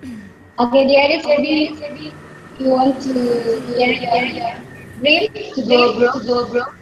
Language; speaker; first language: English; non-native, learner; Indonesian